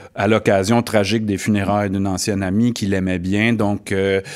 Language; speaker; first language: French; native; French